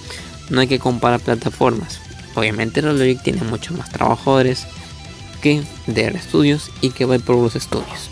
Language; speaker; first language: Spanish; native; Spanish